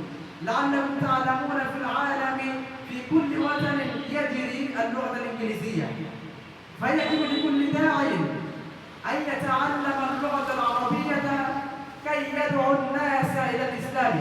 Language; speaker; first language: Arabic; non-native, fluent; Bangla